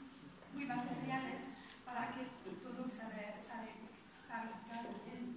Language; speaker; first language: Spanish; non-native, fluent; French